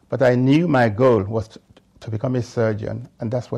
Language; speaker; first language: English; non-native, local second language; Yoruba